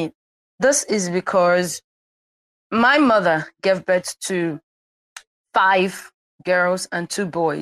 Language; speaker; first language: English; non-native, local second language; Igbo